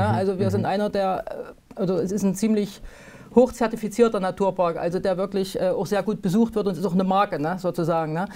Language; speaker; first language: German; native; German